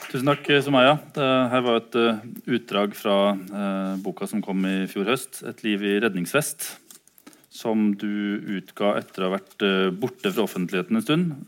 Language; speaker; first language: Norwegian; native; Norwegian